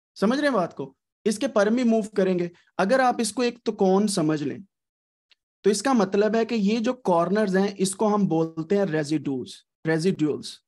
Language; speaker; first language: Urdu; native; Urdu